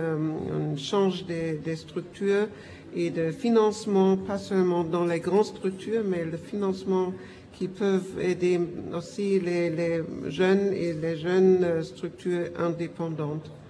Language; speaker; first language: French; non-native, fluent; German